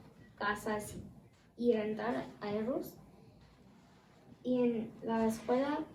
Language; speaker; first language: Spanish; early bilingual, heritage; Spanish